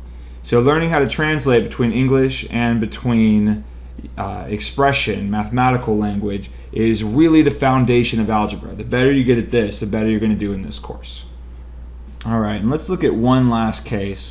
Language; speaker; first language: English; native; English